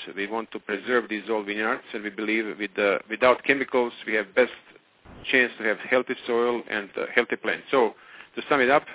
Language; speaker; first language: English; non-native, fluent; Croatian